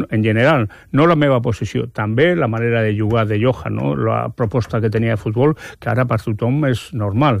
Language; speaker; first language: Catalan; non-native, fluent; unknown